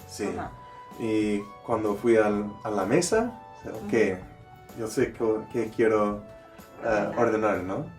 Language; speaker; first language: Spanish; non-native, learner; English